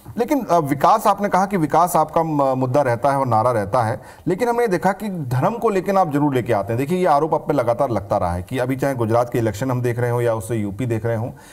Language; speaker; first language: Hindi; native; Hindi